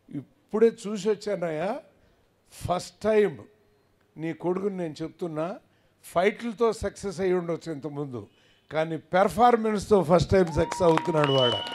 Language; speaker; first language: Telugu; native; Telugu